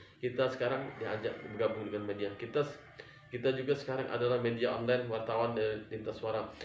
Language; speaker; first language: Indonesian; non-native, local second language; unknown